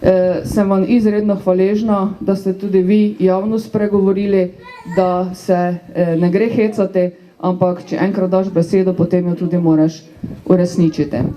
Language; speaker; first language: Slovenian; native; Slovenian